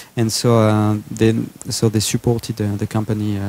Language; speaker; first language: English; non-native, fluent; French